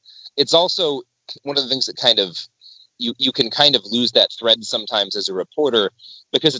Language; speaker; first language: English; native; English